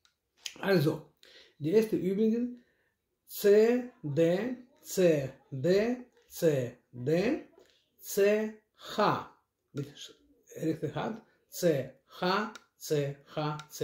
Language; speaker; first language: German; non-native, learner; Russian